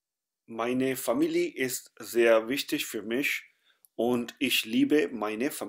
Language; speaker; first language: German; non-native, fluent; Urdu